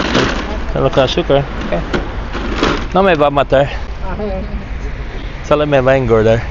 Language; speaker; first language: Spanish; non-native, learner; English